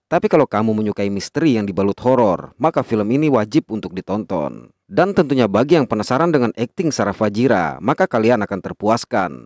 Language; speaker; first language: Indonesian; native; Indonesian